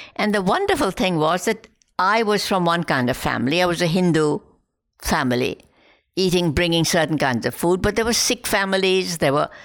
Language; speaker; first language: English; non-native, local second language; Hindi